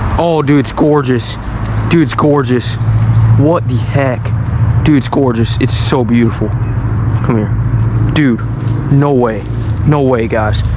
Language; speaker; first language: English; native; English